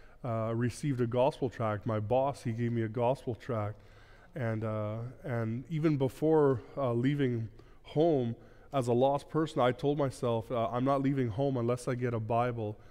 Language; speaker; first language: English; early bilingual, other home language; Plautdietsch